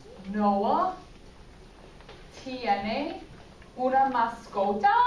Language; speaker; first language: Spanish; non-native, fluent; English